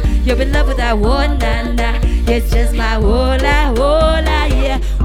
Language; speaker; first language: English; native; English